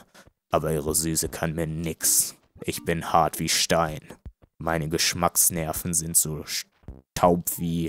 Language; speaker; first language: German; native; German